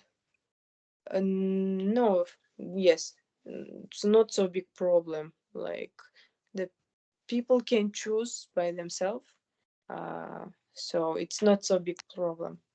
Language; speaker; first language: English; non-native, fluent; Kyrgyz